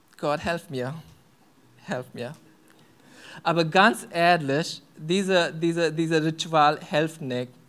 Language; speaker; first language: German; non-native, fluent; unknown